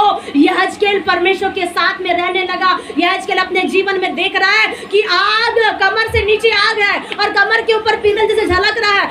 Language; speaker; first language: Hindi; native; Hindi